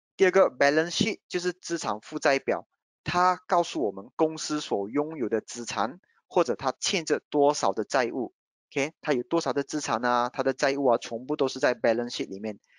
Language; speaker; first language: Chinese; native; Chinese